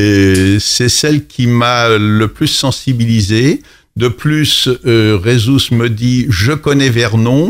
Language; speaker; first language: French; native; French